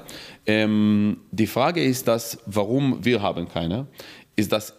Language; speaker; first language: German; non-native, fluent; Hebrew